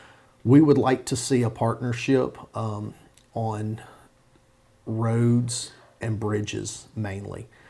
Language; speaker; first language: English; native; English